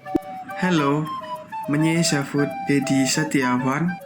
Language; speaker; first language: Russian; non-native, learner; Indonesian